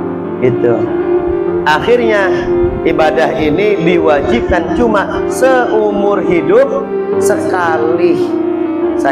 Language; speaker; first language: Indonesian; native; Indonesian